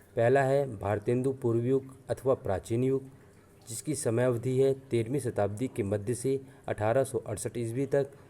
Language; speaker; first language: Hindi; native; Hindi